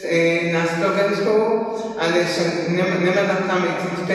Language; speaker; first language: Slovak; early bilingual, heritage; Slovak